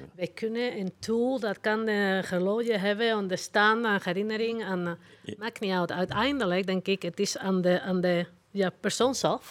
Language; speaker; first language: Dutch; non-native, learner; Spanish